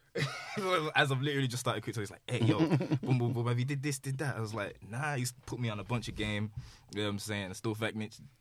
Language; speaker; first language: English; native; English